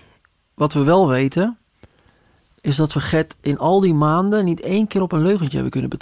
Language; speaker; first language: Dutch; native; Dutch